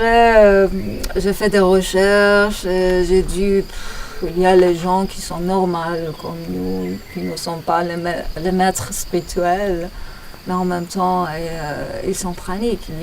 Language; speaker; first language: French; non-native, learner; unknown